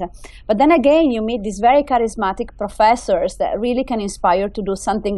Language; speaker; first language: English; non-native, fluent; Italian